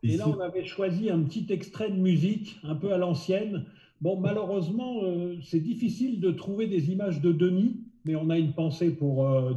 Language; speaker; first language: French; native; French